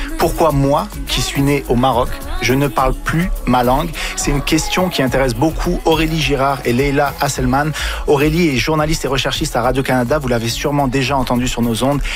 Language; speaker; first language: French; early bilingual, other home language; Arabic